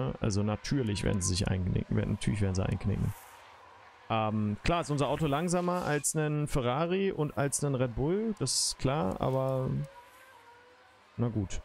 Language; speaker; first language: German; native; German